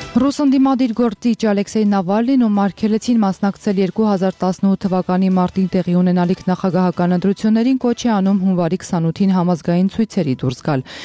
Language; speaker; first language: Armenian; native; Armenian